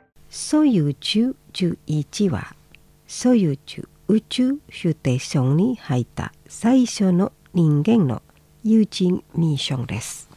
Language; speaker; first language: Japanese; non-native, fluent; Indonesian